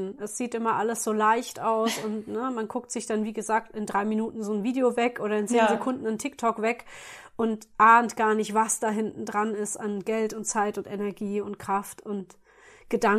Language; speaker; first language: German; native; German